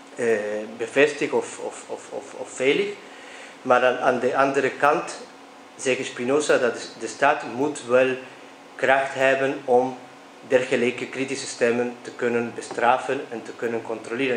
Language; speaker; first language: Dutch; non-native, fluent; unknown